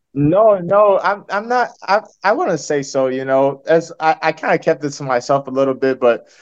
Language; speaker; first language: English; early bilingual, other home language; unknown